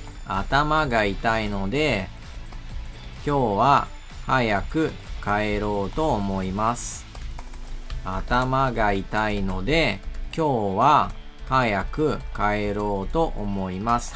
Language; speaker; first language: Japanese; non-native, fluent; Portuguese